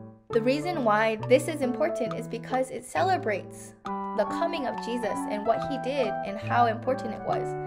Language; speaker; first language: English; early bilingual, other home language; Korean